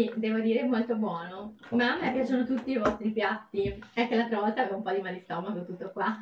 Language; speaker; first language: Italian; native; Italian